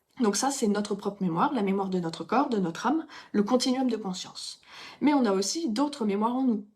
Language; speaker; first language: French; native; French